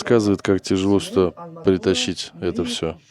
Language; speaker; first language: Russian; native; Russian